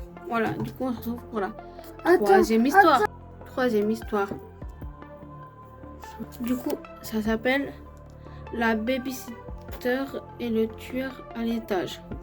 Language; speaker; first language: French; native; French